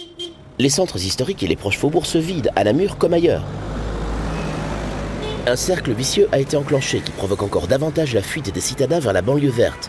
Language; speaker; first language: French; native; French